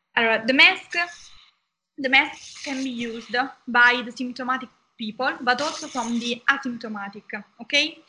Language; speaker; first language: English; non-native, fluent; Italian